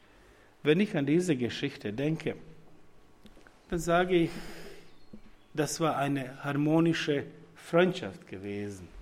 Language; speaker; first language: German; non-native, fluent; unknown